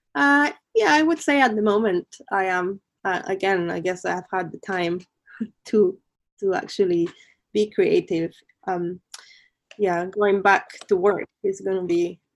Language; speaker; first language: English; non-native, fluent; Spanish